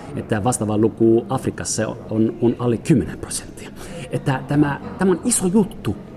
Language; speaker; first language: Finnish; non-native, fluent; French